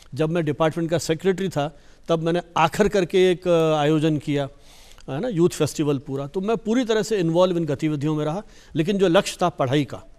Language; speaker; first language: Hindi; native; Hindi